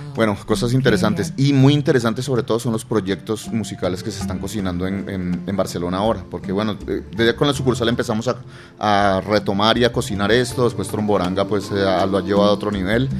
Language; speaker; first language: Spanish; native; Spanish